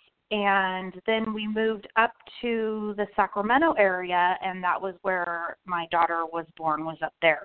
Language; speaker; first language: English; native; English